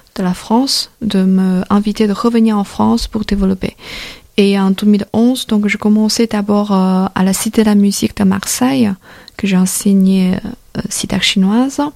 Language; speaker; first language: French; non-native, fluent; Chinese